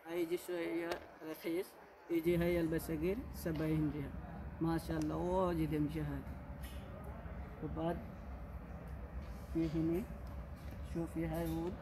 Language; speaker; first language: Arabic; non-native, learner; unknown